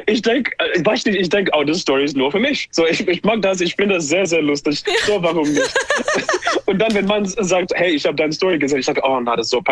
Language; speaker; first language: German; non-native, fluent; English